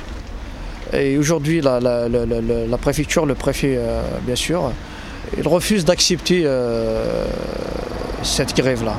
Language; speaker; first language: French; non-native, local second language; Arabic